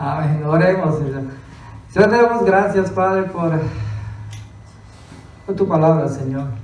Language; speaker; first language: Spanish; early bilingual, other home language; English